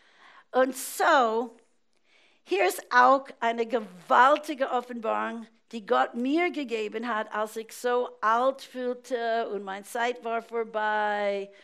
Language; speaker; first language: German; non-native, fluent; English